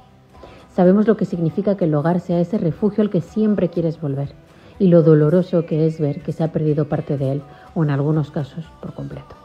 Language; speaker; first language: Spanish; native; Spanish